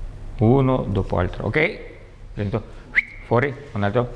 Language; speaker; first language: Italian; non-native, learner; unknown